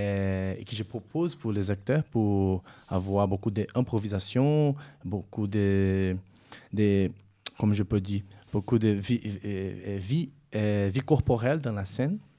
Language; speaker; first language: French; non-native, fluent; Portuguese